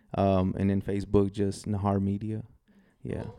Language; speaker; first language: English; native; English